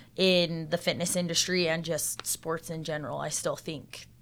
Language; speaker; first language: English; native; English